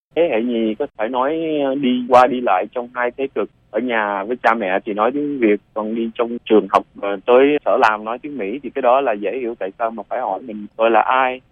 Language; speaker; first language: Vietnamese; early bilingual, other home language; English